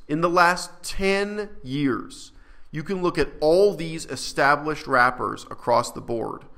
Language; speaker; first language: English; native; English